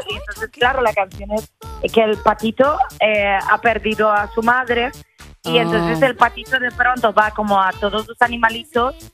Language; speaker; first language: Spanish; non-native, fluent; German